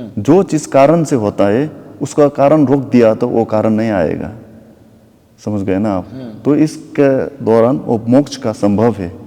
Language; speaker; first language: Hindi; non-native, local second language; Nepali